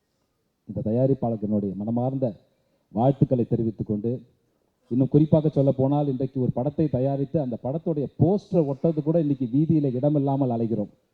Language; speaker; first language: Tamil; native; Tamil